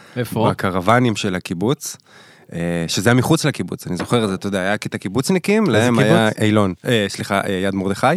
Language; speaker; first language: Hebrew; early bilingual, other home language; Spanish